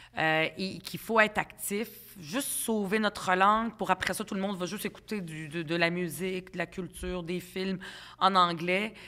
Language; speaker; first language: French; early bilingual, other home language; Arabic